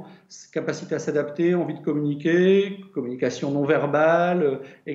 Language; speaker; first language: French; native; French